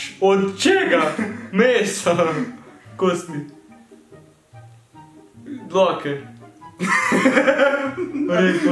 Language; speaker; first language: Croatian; early bilingual, heritage; Croatian